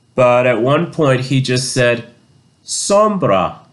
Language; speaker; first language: English; native; English